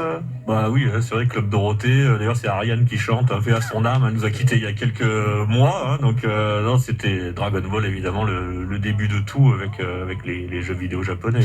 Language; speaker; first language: French; native; French